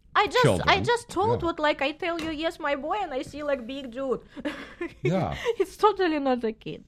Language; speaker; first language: English; non-native, learner; Russian